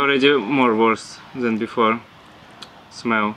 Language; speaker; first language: English; non-native, learner; Russian